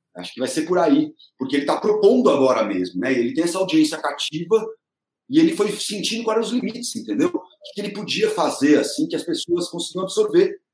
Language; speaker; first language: Portuguese; native; Portuguese